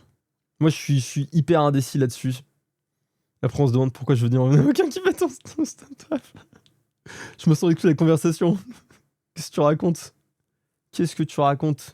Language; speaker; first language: French; native; French